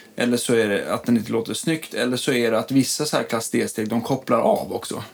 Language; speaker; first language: Swedish; native; Swedish